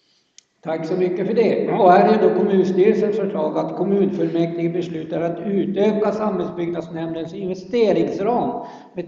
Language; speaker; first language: Swedish; native; Swedish